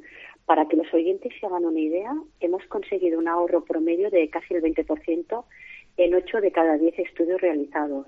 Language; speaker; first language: Spanish; native; Spanish